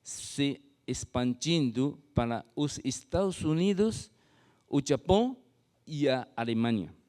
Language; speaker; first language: Portuguese; non-native, fluent; Chinese